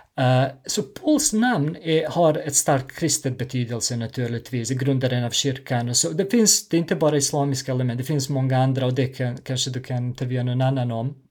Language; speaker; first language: Swedish; non-native, fluent; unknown